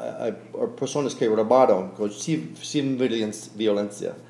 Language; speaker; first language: Spanish; non-native, fluent; English